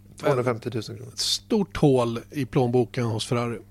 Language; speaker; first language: Swedish; native; Swedish